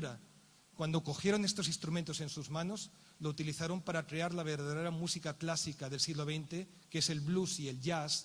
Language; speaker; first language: Spanish; native; Spanish